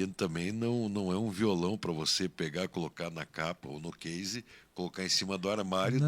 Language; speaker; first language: Portuguese; native; Portuguese